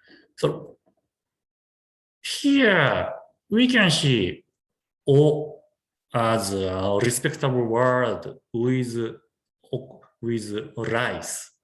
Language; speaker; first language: English; non-native, learner; Japanese